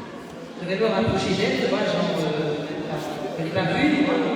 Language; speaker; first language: French; native; French